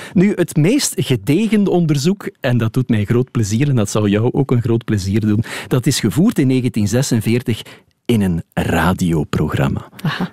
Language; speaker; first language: Dutch; native; Dutch